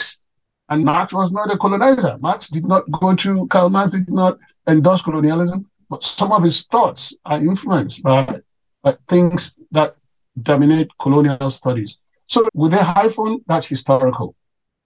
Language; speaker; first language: English; non-native, local second language; Yoruba